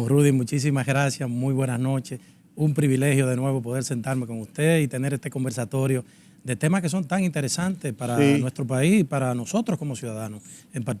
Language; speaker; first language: Spanish; native; Spanish